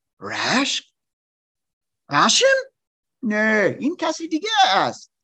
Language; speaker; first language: Persian; non-native, learner; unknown